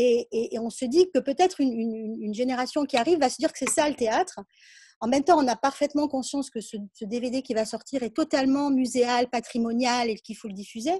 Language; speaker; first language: French; native; French